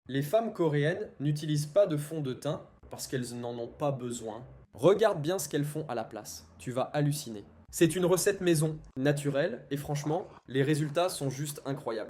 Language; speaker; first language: French; native; French